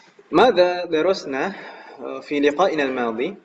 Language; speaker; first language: Arabic; non-native, fluent; Indonesian